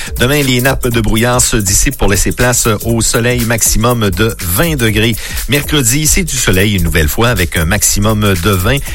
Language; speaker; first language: French; native; French